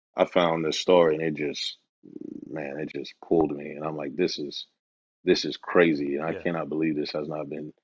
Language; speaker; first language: English; native; English